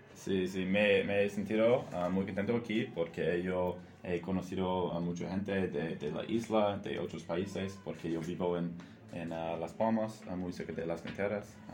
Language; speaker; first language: Spanish; non-native, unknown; English